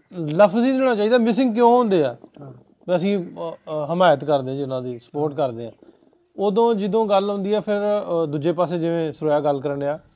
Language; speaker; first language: Punjabi; native; Punjabi